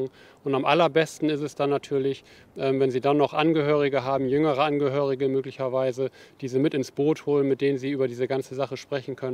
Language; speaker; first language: German; native; German